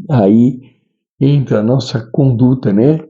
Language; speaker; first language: Portuguese; native; Portuguese